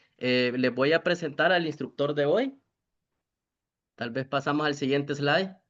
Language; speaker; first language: Spanish; native; Spanish